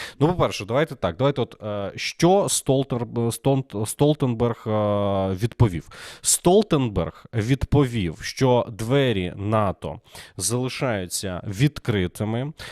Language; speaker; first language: Ukrainian; native; Ukrainian